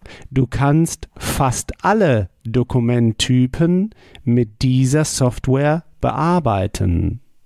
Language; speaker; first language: German; native; German